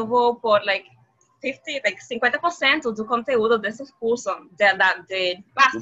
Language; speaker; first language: Portuguese; non-native, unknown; Spanish